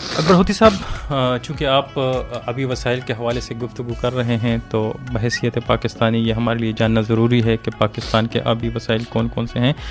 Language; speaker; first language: Urdu; non-native, local second language; Pashto